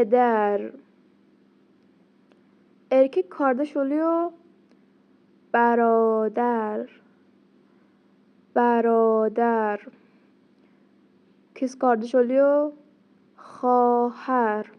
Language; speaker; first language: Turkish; non-native, fluent; Persian